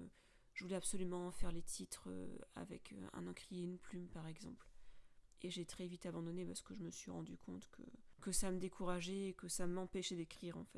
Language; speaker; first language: French; native; French